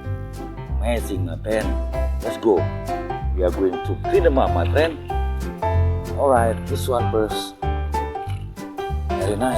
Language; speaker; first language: English; non-native, learner; Indonesian